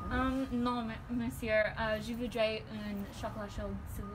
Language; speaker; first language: French; non-native, learner; English